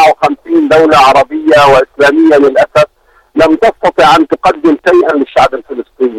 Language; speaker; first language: Arabic; native; Arabic